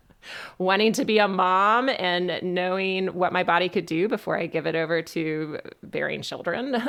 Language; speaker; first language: English; native; English